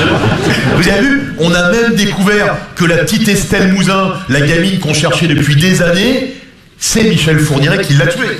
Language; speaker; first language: French; native; French